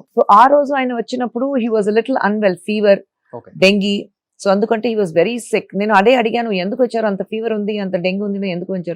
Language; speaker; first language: Telugu; non-native, fluent; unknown